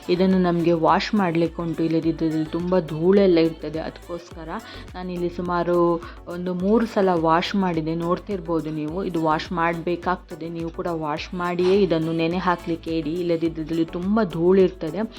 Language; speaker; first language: Kannada; non-native, local second language; Tulu